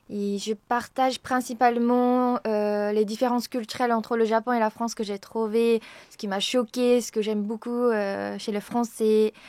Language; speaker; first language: French; non-native, fluent; Japanese